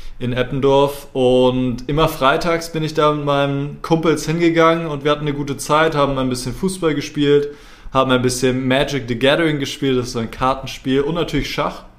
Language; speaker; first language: German; native; German